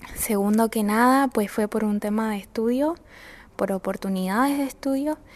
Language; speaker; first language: Spanish; native; Spanish